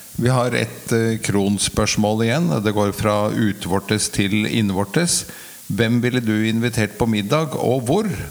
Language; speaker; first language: Norwegian; native; Norwegian